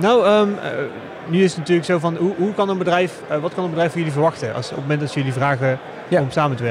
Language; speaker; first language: Dutch; native; Dutch